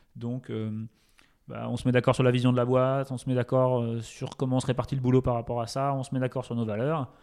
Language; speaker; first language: French; native; French